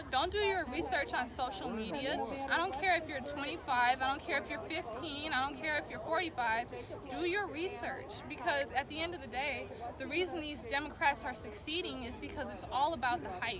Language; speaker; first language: English; native; English